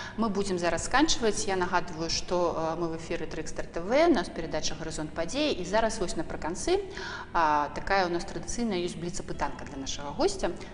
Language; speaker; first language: Belarusian; native; Belarusian